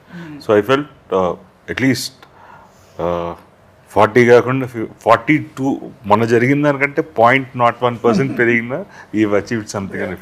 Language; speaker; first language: Telugu; native; Telugu